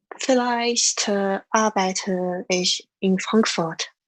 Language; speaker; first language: German; non-native, learner; Chinese